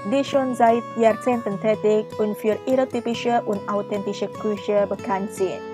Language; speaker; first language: German; non-native, fluent; Indonesian